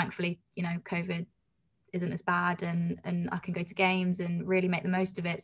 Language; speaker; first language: English; native; English